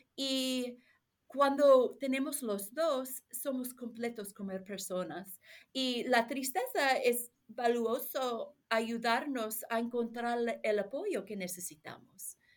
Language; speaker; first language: Spanish; non-native, learner; English